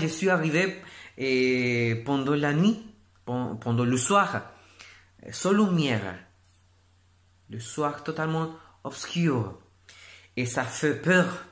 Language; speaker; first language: French; non-native, fluent; Spanish